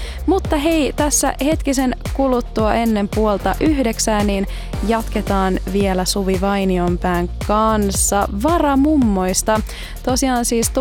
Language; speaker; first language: Finnish; native; Finnish